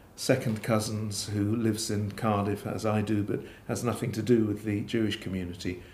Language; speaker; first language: English; native; English